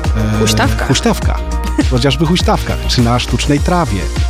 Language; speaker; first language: Polish; native; Polish